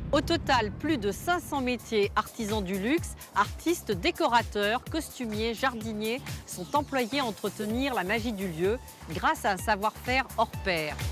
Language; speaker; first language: French; native; French